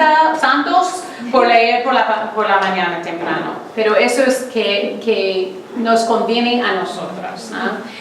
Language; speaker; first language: Spanish; non-native, fluent; English